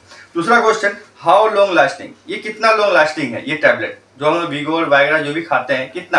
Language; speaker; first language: Hindi; native; Hindi